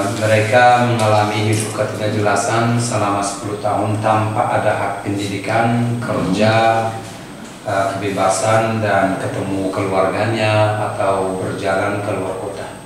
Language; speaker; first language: Indonesian; non-native, fluent; Persian